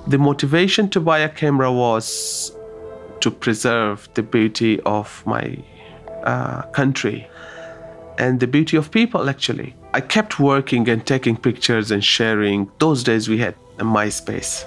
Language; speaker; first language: English; non-native, local second language; Hazaragi